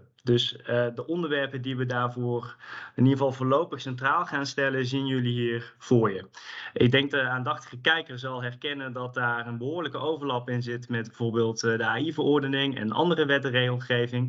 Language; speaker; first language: Dutch; native; Dutch